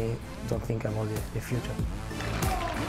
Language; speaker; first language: English; non-native, learner; Spanish